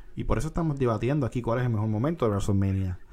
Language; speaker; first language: Spanish; native; Spanish